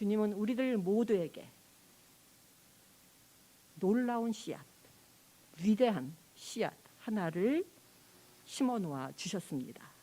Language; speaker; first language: Korean; native; Korean